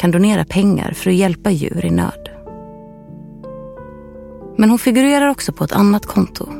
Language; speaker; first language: Swedish; native; Swedish